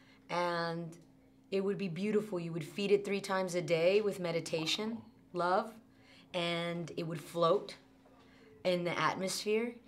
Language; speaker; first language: English; early bilingual, other home language; Spanish